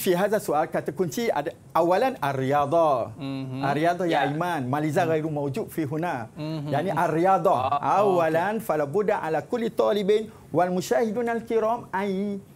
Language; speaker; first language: Arabic; non-native, fluent; Malay